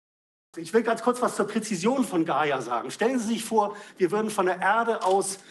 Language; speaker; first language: German; native; German